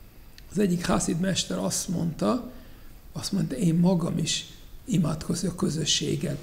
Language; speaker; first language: Hungarian; non-native, fluent; English